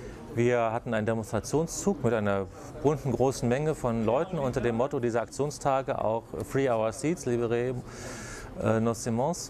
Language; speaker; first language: German; native; German